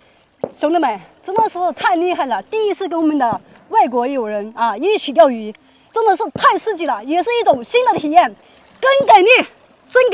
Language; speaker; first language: Chinese; native; Chinese